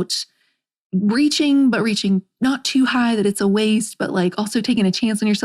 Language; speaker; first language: English; native; English